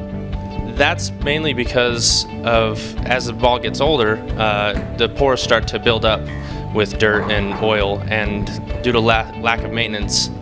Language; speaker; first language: English; native; English